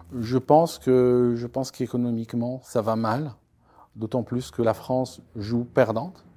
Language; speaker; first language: French; non-native, local second language; Arabic